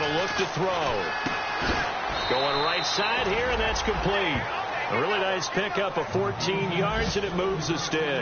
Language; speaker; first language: English; native; English